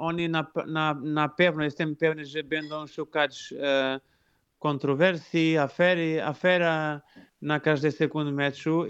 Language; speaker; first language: Polish; non-native, fluent; Portuguese